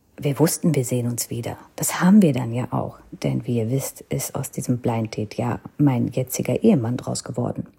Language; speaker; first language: German; non-native, fluent; Hindi